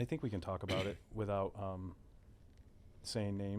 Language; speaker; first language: English; native; English